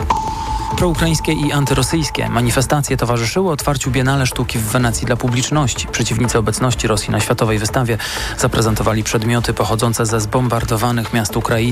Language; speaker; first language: Polish; native; Polish